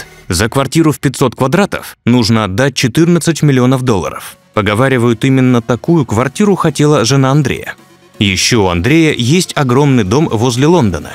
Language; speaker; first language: Russian; native; Russian